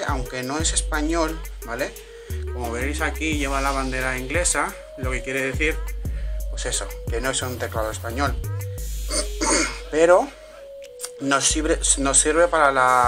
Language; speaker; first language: Spanish; native; Spanish